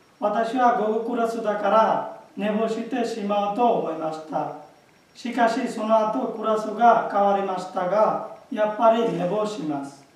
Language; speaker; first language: Japanese; non-native, learner; Bangla